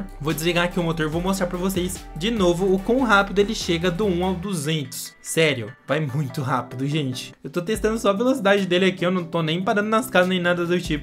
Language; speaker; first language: Portuguese; native; Portuguese